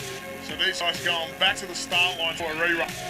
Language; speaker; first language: English; native; English